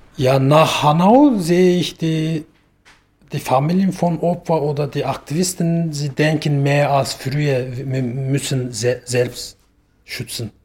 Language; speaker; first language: German; non-native, learner; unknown